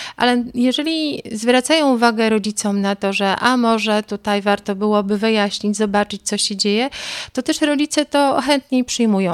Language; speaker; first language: Polish; native; Polish